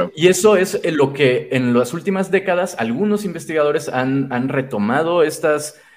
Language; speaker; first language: Spanish; native; Spanish